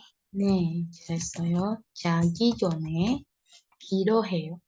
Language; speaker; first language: Korean; non-native, fluent; Indonesian